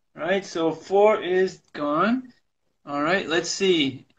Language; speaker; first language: English; native; English